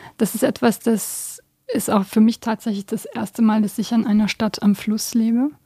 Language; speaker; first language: German; early bilingual, other home language; Bosnian